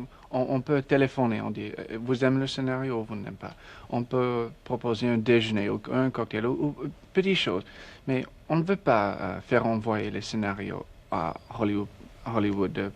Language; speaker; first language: French; non-native, learner; English